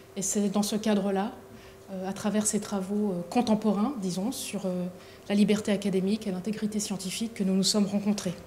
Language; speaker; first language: French; native; French